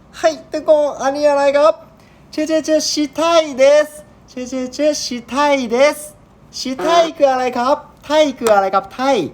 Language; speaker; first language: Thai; non-native, learner; Japanese